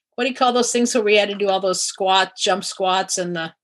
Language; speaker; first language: English; native; English